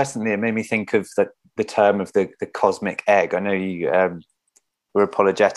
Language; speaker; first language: English; native; English